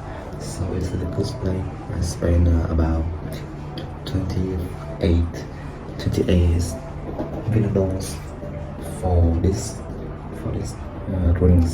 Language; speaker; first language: English; non-native, learner; Vietnamese